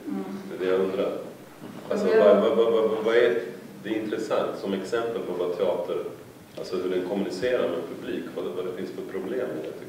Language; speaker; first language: Swedish; native; Swedish